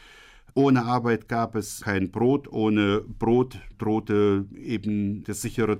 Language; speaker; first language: German; native; German